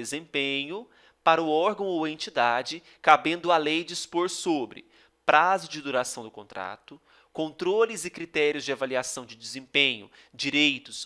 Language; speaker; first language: Portuguese; native; Portuguese